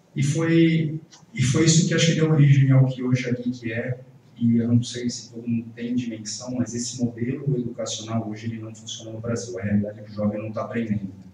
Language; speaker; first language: Portuguese; native; Portuguese